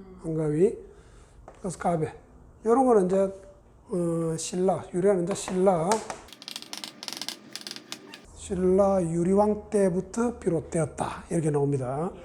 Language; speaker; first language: Korean; native; Korean